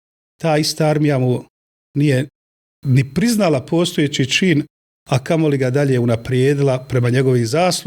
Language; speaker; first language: Bosnian; native; Bosnian